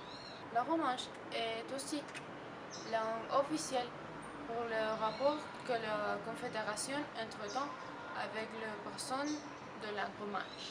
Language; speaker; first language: French; non-native, learner; Spanish